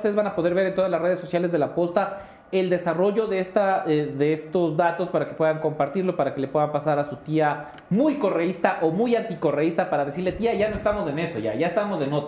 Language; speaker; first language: Spanish; native; Spanish